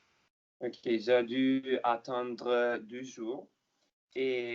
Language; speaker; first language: French; non-native, learner; Italian